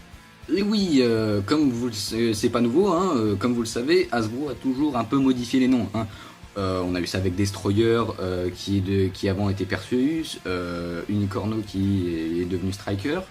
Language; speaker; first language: French; native; French